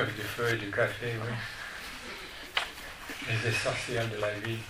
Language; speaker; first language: French; non-native, fluent; English